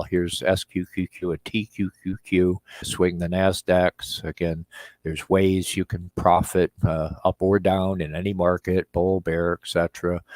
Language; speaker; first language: English; native; English